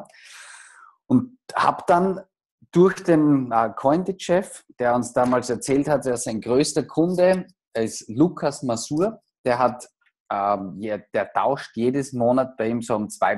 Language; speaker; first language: German; native; German